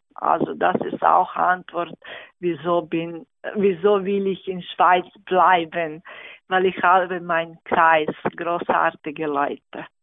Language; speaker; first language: German; non-native, fluent; Serbian